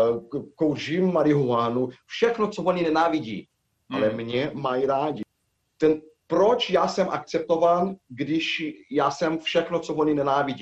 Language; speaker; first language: Czech; non-native, fluent; Portuguese